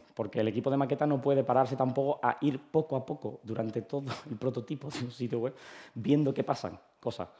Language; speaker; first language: Spanish; native; Spanish